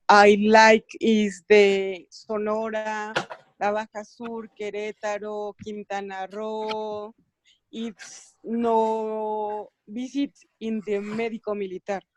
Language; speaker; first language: English; non-native, learner; Spanish